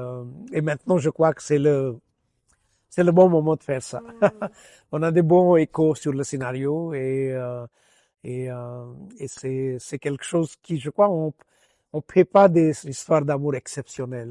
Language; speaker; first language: French; non-native, fluent; Gujarati